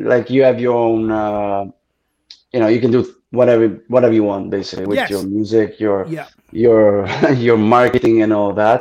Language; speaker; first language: English; non-native, fluent; Italian